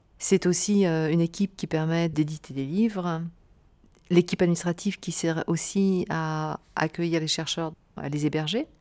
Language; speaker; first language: French; native; French